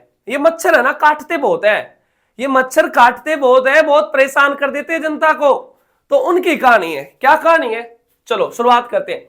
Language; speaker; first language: Hindi; native; Hindi